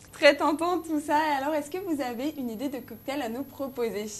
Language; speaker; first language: French; native; French